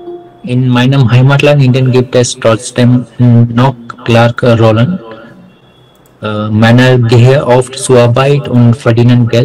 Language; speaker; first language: German; non-native, learner; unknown